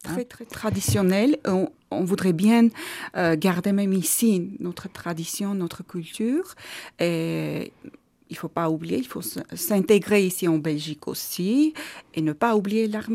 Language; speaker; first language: French; non-native, learner; Armenian